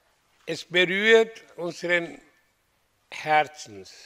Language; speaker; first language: German; non-native, fluent; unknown